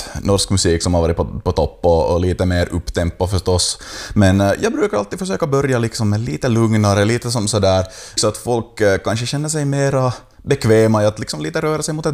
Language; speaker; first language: Swedish; native; Swedish